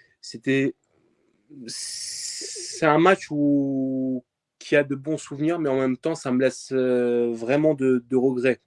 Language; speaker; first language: French; early bilingual, other home language; Persian